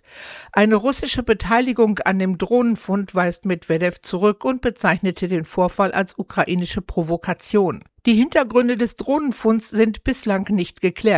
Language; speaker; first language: German; native; German